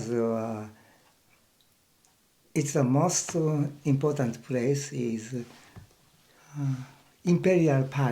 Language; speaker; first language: English; non-native, learner; Japanese